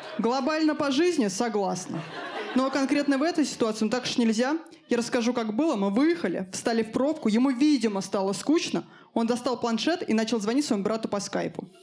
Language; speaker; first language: Russian; native; Russian